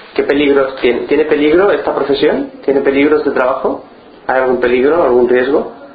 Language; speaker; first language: Spanish; native; Spanish